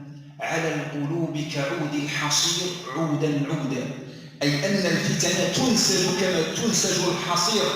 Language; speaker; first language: Arabic; native; Arabic